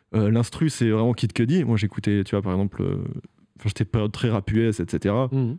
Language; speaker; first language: French; native; French